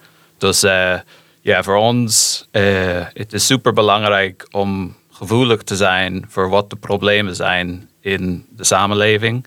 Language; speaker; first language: Dutch; non-native, fluent; English